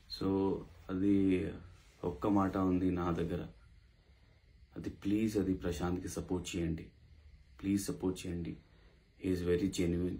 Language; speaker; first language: Telugu; non-native, learner; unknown